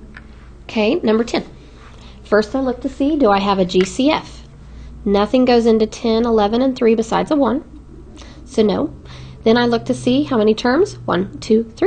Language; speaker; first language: English; native; English